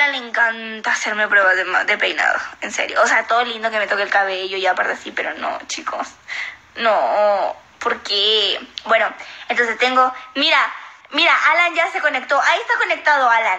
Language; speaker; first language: Spanish; native; Spanish